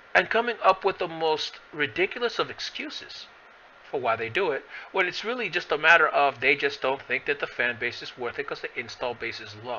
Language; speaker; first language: English; native; English